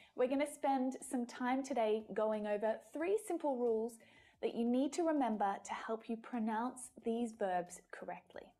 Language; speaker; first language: English; native; English